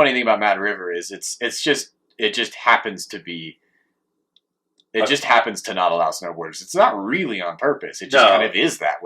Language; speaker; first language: English; native; English